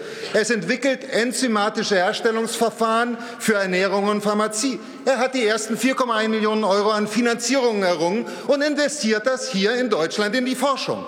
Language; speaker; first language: German; native; German